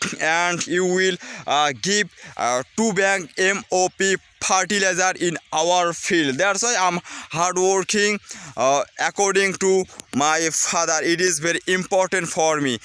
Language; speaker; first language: English; non-native, learner; Bangla